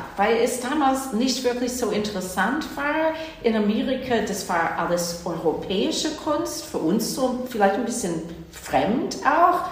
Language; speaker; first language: German; non-native, fluent; English